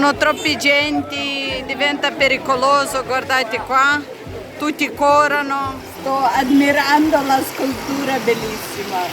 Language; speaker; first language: Italian; non-native, fluent; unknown